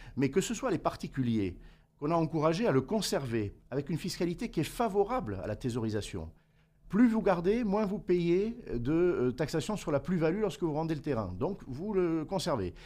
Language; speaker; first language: French; native; French